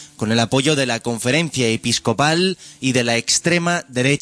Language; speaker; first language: Spanish; non-native, local second language; Catalan